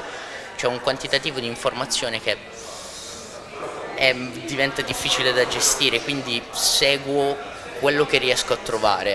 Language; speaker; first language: Italian; native; Italian